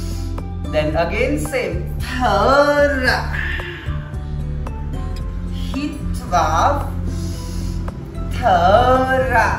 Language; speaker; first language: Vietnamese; non-native, learner; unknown